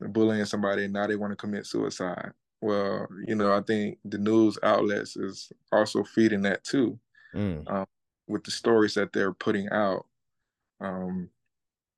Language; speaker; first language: English; native; English